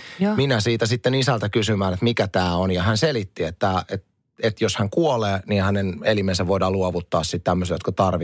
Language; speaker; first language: Finnish; native; Finnish